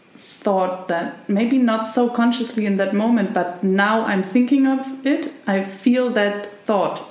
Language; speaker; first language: English; non-native, fluent; German